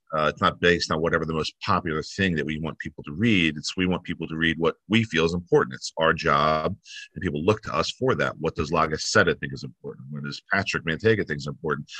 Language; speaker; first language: English; native; English